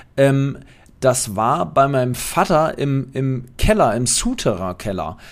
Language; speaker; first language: German; non-native, fluent; Polish